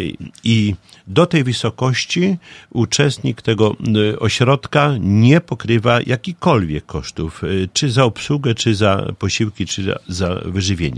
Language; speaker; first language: Polish; native; Polish